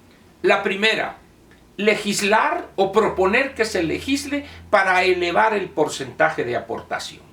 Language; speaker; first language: Spanish; native; Spanish